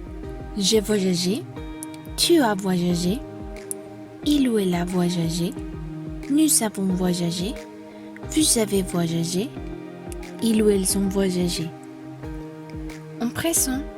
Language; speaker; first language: French; non-native, fluent; Spanish